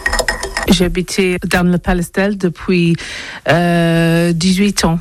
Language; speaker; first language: French; non-native, learner; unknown